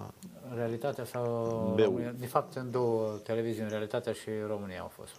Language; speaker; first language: Romanian; native; Romanian